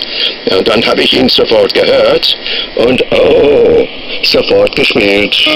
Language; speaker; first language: German; non-native, fluent; English